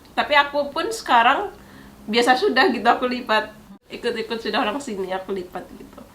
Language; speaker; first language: Indonesian; non-native, local second language; Javanese